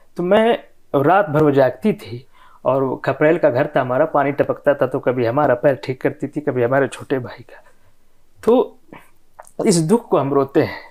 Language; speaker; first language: Hindi; non-native, local second language; Bhojpuri